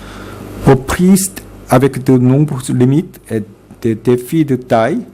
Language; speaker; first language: French; non-native, fluent; Korean